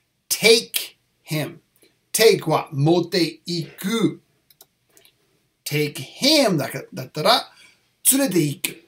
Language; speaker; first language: Japanese; non-native, learner; English